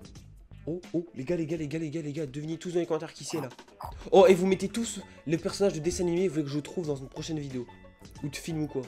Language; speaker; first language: French; native; French